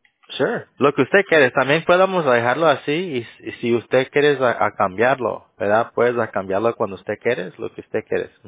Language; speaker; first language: Spanish; early bilingual, heritage; Spanish